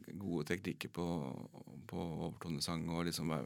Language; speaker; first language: Norwegian; native; Norwegian